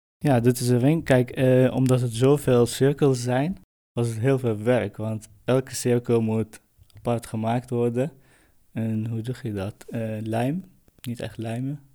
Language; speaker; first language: Dutch; non-native, fluent; Kurdish